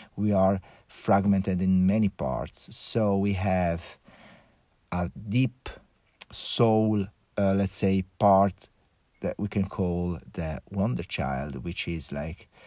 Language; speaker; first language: English; early bilingual, other home language; Italian